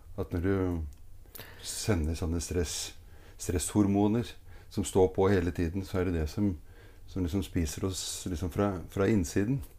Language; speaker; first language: Norwegian; native; Norwegian